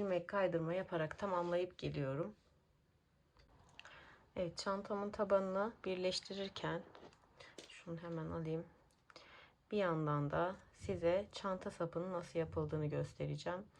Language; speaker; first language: Turkish; native; Turkish